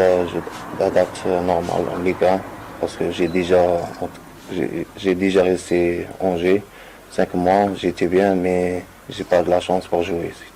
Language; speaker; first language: French; non-native, learner; Arabic